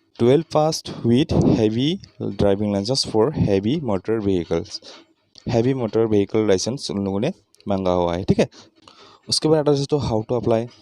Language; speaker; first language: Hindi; non-native, local second language; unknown